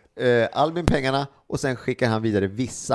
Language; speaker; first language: Swedish; native; Swedish